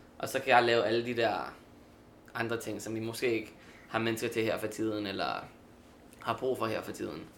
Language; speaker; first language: Danish; early bilingual, heritage; Danish